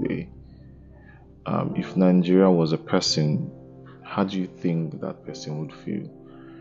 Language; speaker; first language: English; non-native, local second language; Igbo